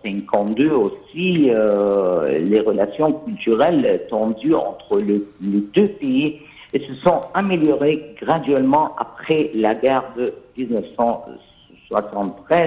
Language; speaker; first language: French; non-native, fluent; Arabic